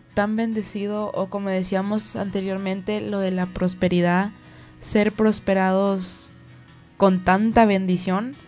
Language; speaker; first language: Spanish; native; Spanish